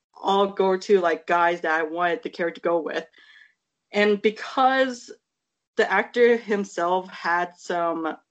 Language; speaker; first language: English; native; English